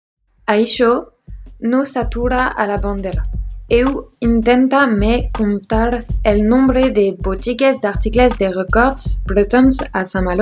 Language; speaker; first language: Catalan; non-native, learner; French